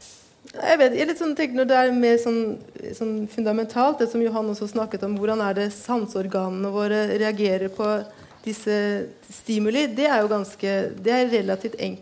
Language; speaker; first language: Norwegian; native; Norwegian